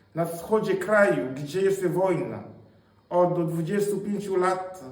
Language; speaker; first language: Polish; non-native, fluent; Swahili